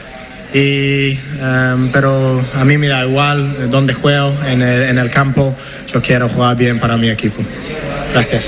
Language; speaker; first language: Spanish; non-native, fluent; English